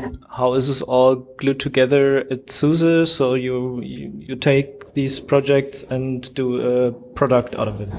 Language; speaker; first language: English; non-native, fluent; German